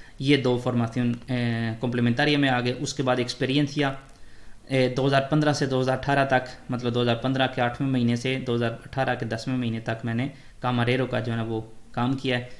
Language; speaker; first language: Urdu; native; Urdu